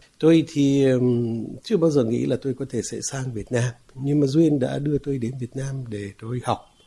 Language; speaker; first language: Vietnamese; non-native, fluent; Arabic